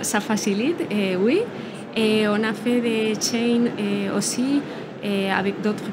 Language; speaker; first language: French; non-native, learner; Spanish